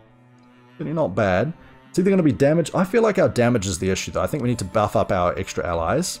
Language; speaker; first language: English; native; English